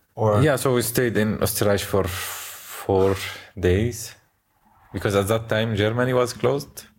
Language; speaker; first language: English; non-native, fluent; Arabic